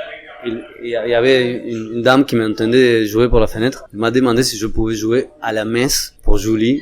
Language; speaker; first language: French; non-native, fluent; Spanish